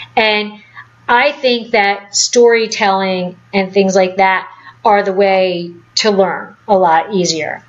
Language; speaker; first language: English; native; English